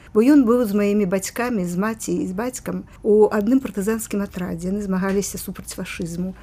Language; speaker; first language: Belarusian; native; Belarusian